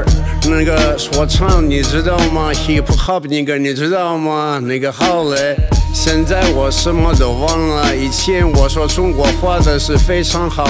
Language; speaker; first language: Chinese; non-native, learner; Russian